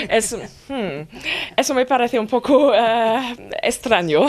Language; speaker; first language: Spanish; non-native, fluent; German